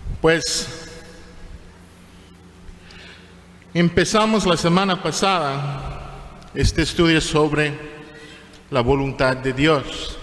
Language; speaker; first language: Spanish; non-native, fluent; English